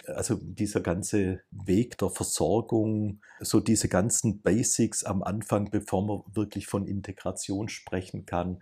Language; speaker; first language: German; native; German